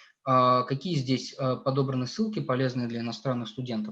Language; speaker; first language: Russian; native; Russian